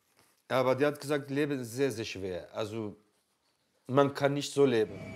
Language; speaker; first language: German; non-native, learner; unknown